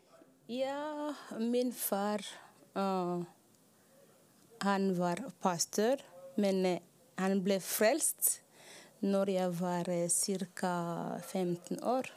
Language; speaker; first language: Norwegian; non-native, learner; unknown